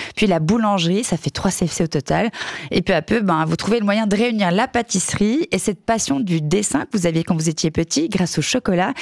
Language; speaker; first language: French; native; French